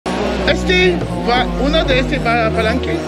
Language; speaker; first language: Spanish; non-native, learner; English